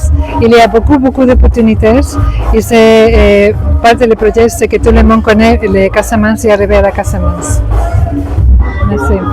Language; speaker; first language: French; non-native, learner; Spanish